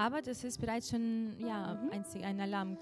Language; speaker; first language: German; non-native, fluent; Russian